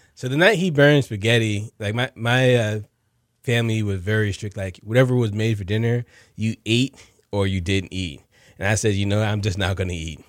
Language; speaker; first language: English; native; English